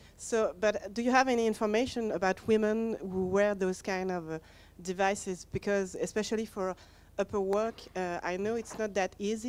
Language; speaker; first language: English; non-native, fluent; French